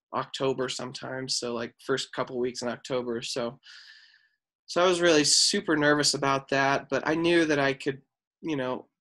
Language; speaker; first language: English; native; English